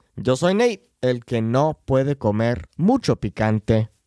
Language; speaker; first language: Spanish; non-native, fluent; English